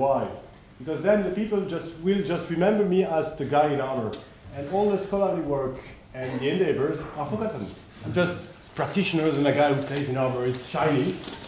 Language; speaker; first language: English; non-native, fluent; French